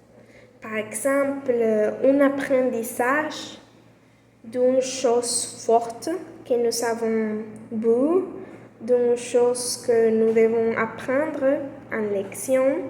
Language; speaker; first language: French; non-native, learner; Spanish